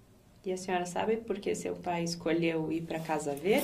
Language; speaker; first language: Portuguese; native; Portuguese